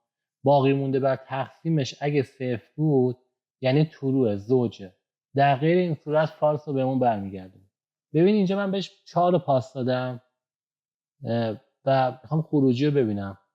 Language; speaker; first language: Persian; native; Persian